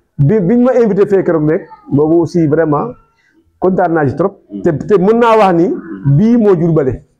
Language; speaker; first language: Wolof; non-native, local second language; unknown